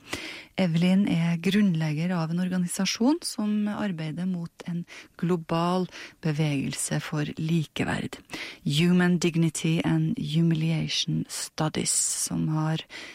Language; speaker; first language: Norwegian; native; Norwegian